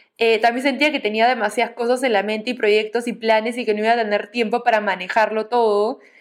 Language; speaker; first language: Spanish; native; Spanish